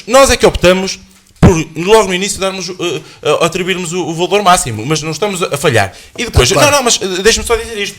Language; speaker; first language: Portuguese; native; Portuguese